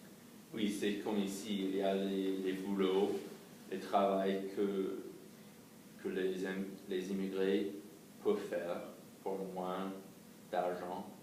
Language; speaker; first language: French; non-native, fluent; English